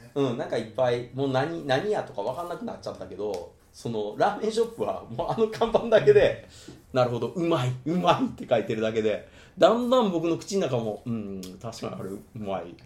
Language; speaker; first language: Japanese; native; Japanese